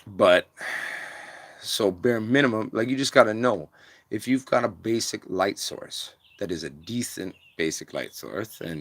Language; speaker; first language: English; native; English